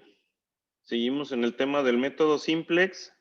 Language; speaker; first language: Spanish; native; Spanish